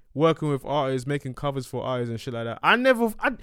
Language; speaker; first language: English; non-native, local second language; Akan